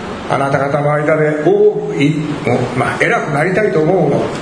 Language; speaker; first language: Japanese; native; Japanese